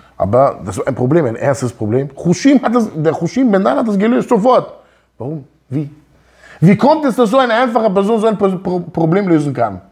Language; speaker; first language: German; early bilingual, other home language; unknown